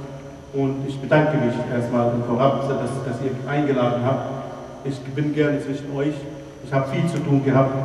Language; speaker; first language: German; non-native, fluent; Arabic